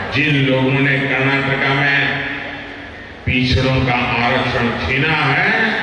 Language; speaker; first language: Hindi; non-native, local second language; Gujarati